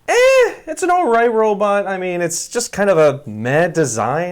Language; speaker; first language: English; native; English